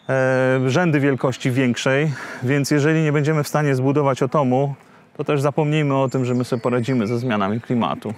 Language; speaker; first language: Polish; native; Polish